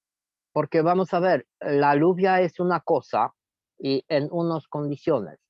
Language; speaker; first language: Spanish; non-native, fluent; Romanian